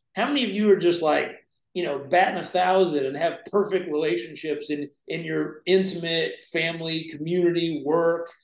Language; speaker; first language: English; native; English